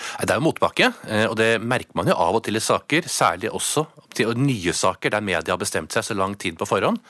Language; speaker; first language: Norwegian; native; Norwegian